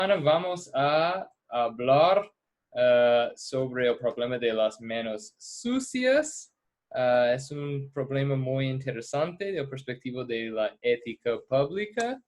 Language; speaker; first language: Spanish; non-native, fluent; English